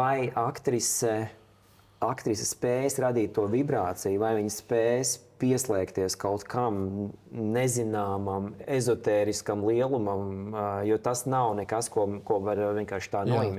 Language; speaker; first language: Latvian; native; Latvian